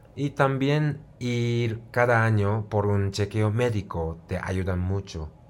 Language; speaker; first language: Spanish; non-native, fluent; Japanese